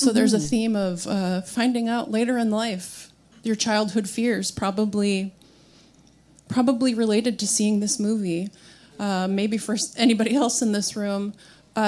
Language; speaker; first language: English; native; English